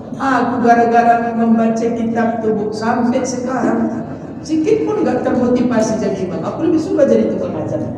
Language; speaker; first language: Indonesian; non-native, local second language; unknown